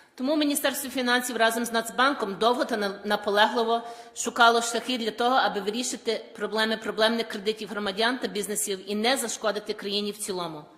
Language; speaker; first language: Ukrainian; early bilingual, heritage; Ukrainian